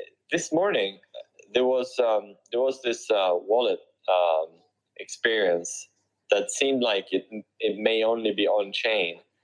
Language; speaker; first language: English; native; English